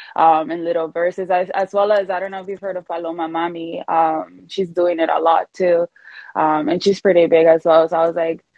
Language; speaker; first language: English; early bilingual, other home language; Spanish